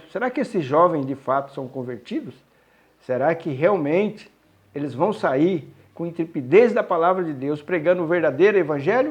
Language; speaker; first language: Portuguese; native; Portuguese